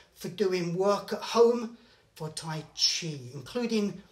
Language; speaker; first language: English; native; English